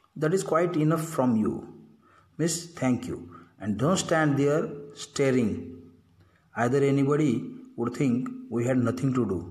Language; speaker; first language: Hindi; non-native, local second language; Marathi